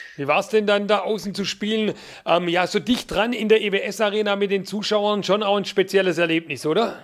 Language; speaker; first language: German; native; German